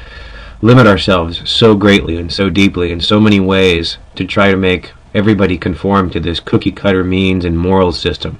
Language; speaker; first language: English; native; English